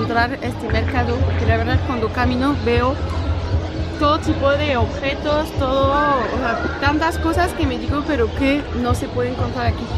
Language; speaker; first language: Spanish; non-native, fluent; French